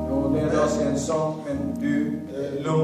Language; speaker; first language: Swedish; non-native, learner; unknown